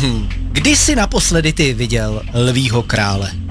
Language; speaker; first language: Czech; native; Czech